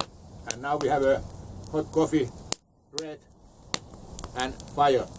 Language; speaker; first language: English; non-native, learner; Finnish